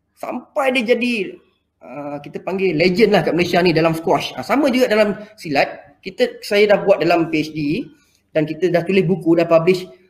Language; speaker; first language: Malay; native; Malay